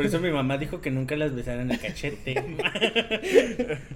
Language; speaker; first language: Spanish; native; Spanish